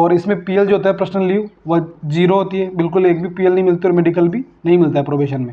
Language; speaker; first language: Hindi; native; Hindi